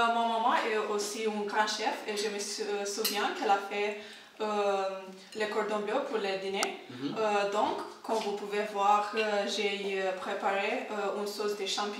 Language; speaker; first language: French; non-native, learner; English